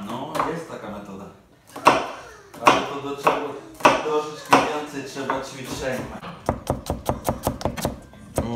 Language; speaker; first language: Polish; non-native, fluent; Ukrainian